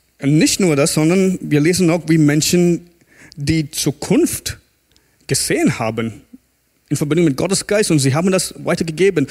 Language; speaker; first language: German; non-native, fluent; English